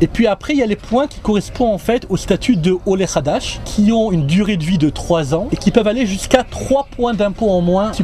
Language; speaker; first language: French; native; French